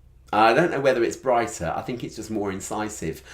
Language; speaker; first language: English; native; English